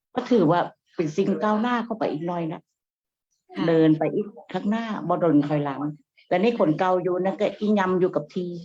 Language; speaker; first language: Thai; native; Thai